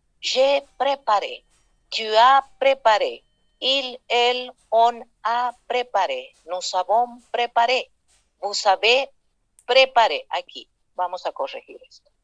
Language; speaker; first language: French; non-native, fluent; Spanish